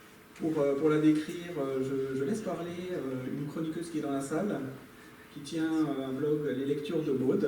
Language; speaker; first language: French; native; French